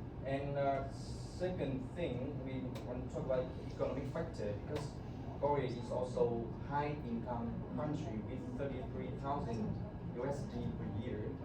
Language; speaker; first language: English; non-native, learner; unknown